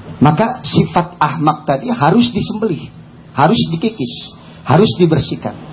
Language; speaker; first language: Indonesian; native; Indonesian